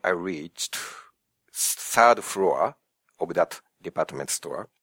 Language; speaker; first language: English; non-native, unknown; Japanese